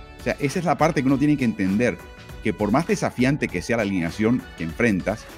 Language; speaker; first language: Spanish; native; Spanish